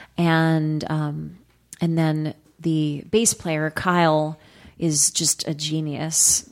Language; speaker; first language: English; native; English